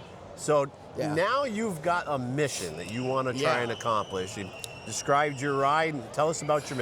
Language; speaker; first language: English; native; English